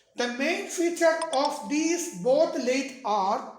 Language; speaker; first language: English; non-native, local second language; Malayalam